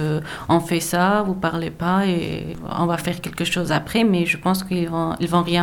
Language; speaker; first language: French; non-native, learner; Persian